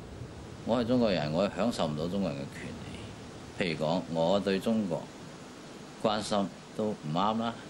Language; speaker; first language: Cantonese; native; Cantonese